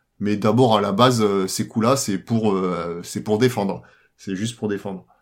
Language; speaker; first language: French; native; French